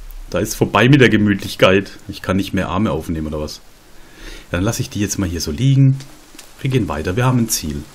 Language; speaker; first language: German; native; German